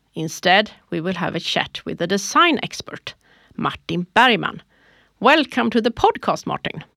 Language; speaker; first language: English; non-native, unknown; Swedish